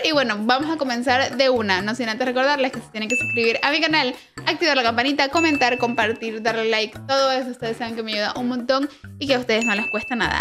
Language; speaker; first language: Spanish; native; Spanish